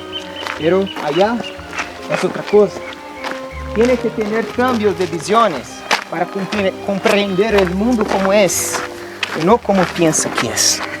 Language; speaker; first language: Spanish; non-native, learner; Portuguese